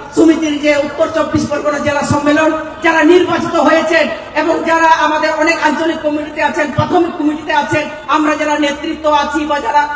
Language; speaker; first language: Bangla; non-native, local second language; Santali